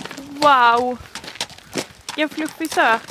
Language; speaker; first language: Swedish; native; Swedish